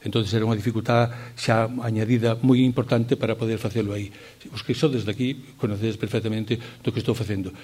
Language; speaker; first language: Galician; native; Galician